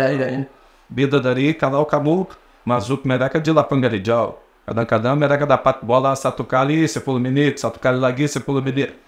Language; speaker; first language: Indonesian; non-native, fluent; Portuguese